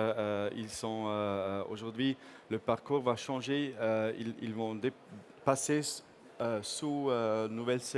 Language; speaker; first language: French; non-native, fluent; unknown